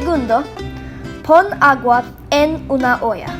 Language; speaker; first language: Spanish; non-native, learner; English